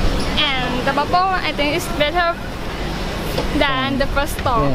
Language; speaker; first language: English; non-native, learner; Thai